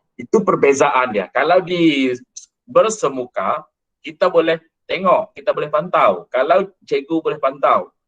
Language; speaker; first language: Malay; non-native, local second language; Iban